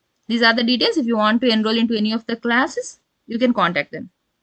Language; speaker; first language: English; non-native, local second language; Telugu